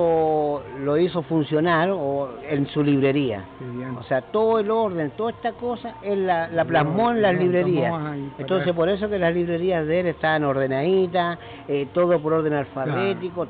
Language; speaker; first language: Spanish; native; Spanish